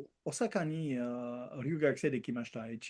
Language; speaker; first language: Japanese; non-native, learner; Spanish